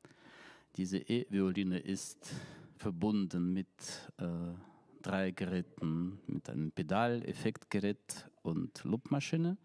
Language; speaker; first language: German; non-native, fluent; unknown